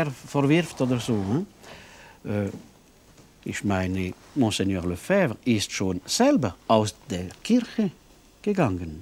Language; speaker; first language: German; non-native, local second language; French